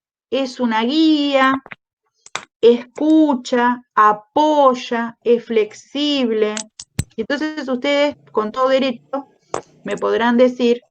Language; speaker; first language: Spanish; native; Spanish